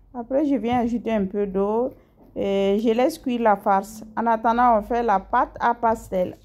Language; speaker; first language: French; non-native, local second language; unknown